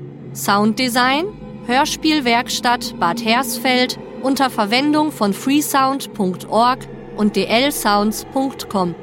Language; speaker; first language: German; native; German